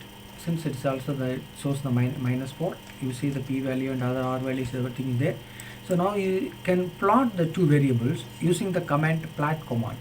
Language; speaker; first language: English; non-native, local second language; Tamil